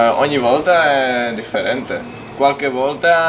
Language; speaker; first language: Italian; non-native, fluent; Czech